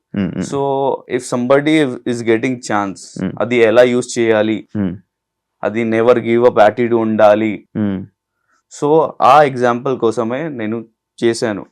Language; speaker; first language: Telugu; non-native, local second language; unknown